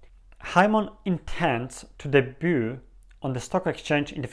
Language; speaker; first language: English; non-native, fluent; Polish